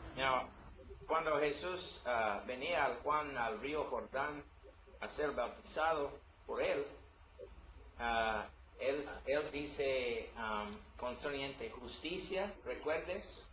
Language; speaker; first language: Spanish; non-native, learner; English